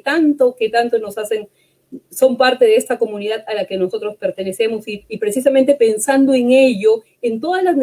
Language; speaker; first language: Spanish; native; Spanish